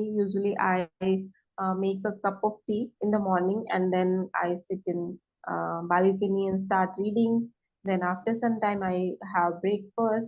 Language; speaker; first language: English; non-native, learner; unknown